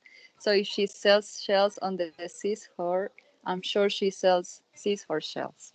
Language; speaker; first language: English; non-native, learner; Spanish